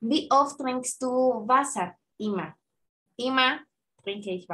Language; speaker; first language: German; non-native, fluent; Spanish